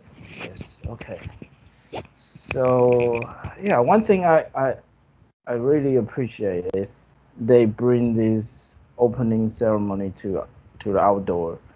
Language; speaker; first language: English; non-native, fluent; Chinese